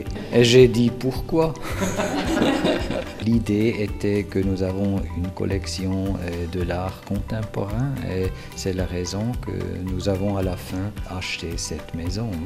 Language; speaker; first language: French; non-native, fluent; German